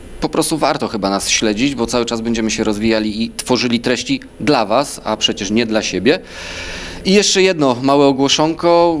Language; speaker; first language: Polish; native; Polish